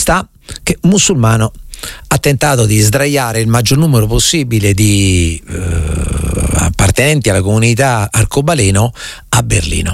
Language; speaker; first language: Italian; native; Italian